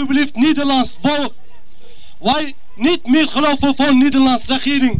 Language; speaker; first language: Dutch; non-native, learner; Kurdish